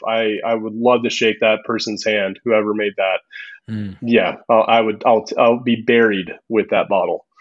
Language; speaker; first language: English; early bilingual, other home language; Spanish